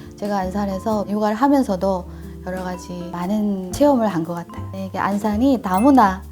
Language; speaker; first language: Korean; early bilingual, heritage; Korean